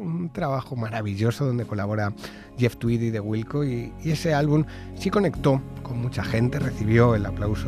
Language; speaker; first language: Spanish; native; Spanish